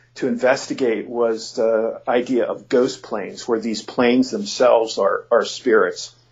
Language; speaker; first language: English; native; English